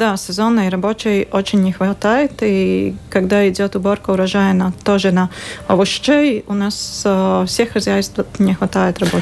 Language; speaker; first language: Russian; non-native, local second language; Latvian